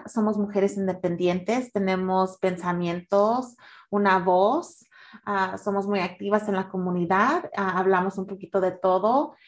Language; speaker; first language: Spanish; early bilingual, heritage; Spanish